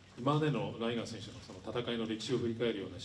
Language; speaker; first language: Japanese; native; Japanese